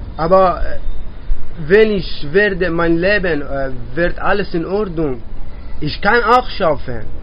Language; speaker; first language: German; non-native, learner; Persian